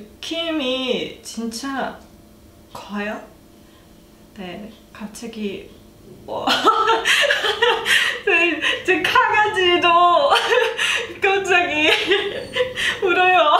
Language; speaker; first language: Korean; non-native, learner; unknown